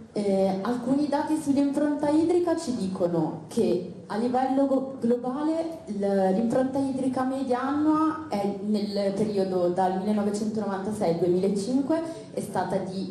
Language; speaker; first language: Italian; native; Italian